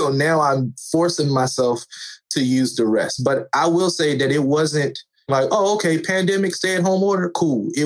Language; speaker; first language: English; native; English